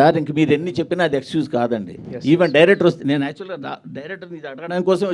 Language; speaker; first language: Telugu; native; Telugu